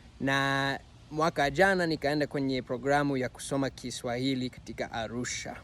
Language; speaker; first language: Swahili; non-native, fluent; English